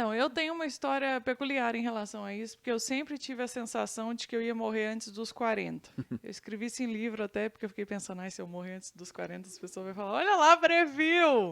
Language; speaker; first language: Portuguese; native; Portuguese